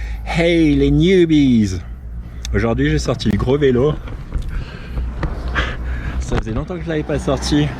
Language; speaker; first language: French; native; French